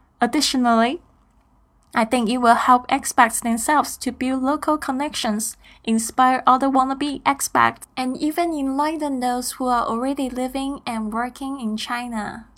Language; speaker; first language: English; non-native, fluent; Chinese